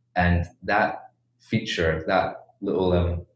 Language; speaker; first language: English; native; English